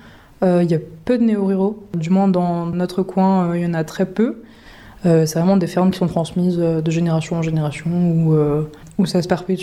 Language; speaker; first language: French; native; French